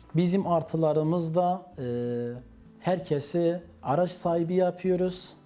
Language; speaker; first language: Turkish; native; Turkish